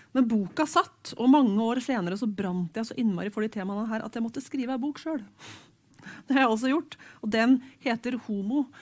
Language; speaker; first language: Norwegian; native; Norwegian